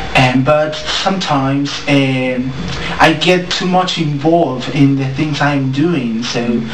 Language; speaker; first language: English; non-native, learner; Spanish